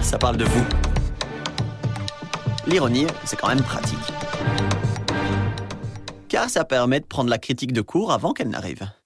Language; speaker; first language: French; native; French